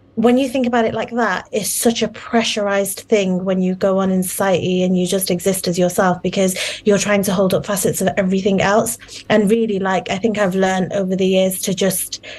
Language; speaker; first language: English; native; English